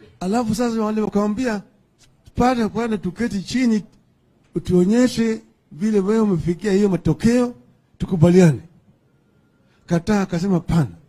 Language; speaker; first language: Swahili; non-native, local second language; Luo (Kenya and Tanzania)